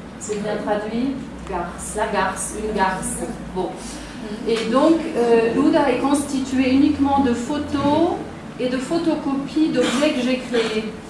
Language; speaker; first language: French; non-native, fluent; German